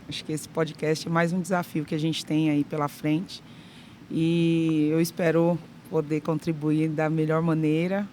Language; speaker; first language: Portuguese; native; Portuguese